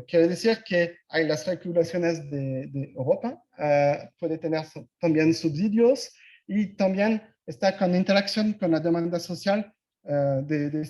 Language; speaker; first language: Spanish; non-native, fluent; French